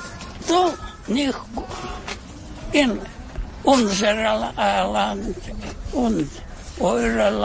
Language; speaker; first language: German; non-native, learner; Russian